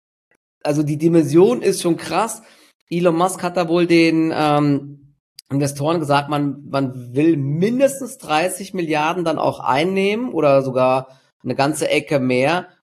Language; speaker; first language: German; native; German